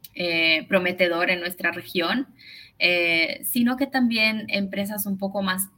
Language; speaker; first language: Spanish; early bilingual, heritage; Spanish